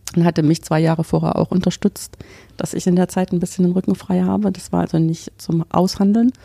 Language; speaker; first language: German; native; German